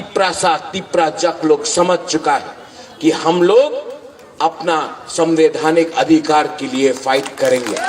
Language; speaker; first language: Hindi; non-native, local second language; Kok Borok